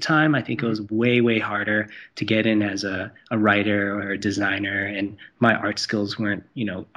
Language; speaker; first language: English; non-native, local second language; Cantonese